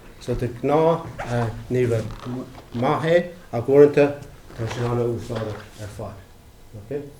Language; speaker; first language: Irish; non-native, local second language; English